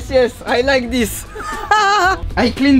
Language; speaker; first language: English; non-native, learner; French